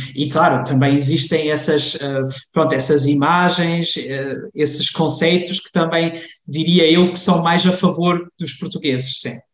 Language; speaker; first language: Portuguese; early bilingual, heritage; Portuguese